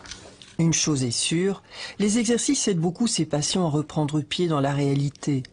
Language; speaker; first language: French; native; French